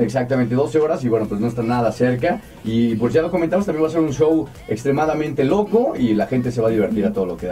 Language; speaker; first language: Spanish; native; Spanish